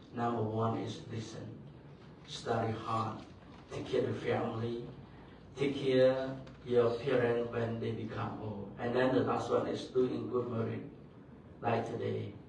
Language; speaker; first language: English; non-native, learner; Khmer